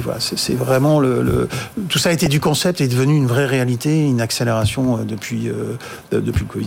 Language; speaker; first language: French; native; French